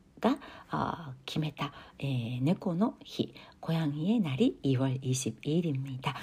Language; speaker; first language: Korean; non-native, fluent; Japanese